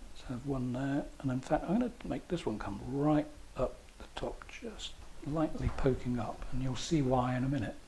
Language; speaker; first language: English; native; English